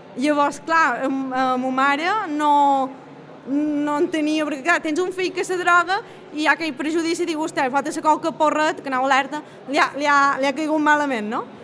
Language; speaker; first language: Catalan; native; Catalan